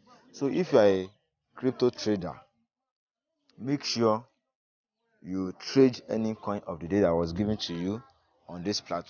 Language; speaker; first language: English; non-native, local second language; Yoruba